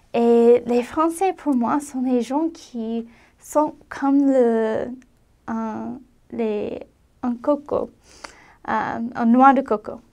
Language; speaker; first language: French; non-native, fluent; English